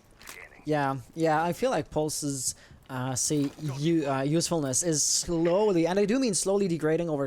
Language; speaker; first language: English; non-native, local second language; French